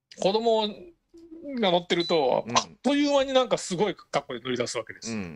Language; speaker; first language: Japanese; native; Japanese